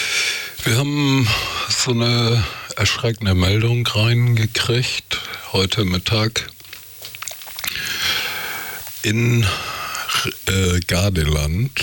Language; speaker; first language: German; native; German